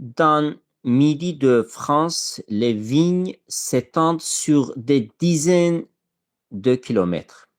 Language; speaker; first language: French; non-native, fluent; Azerbaijani